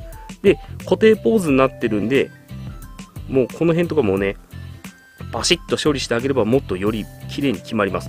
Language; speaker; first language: Japanese; native; Japanese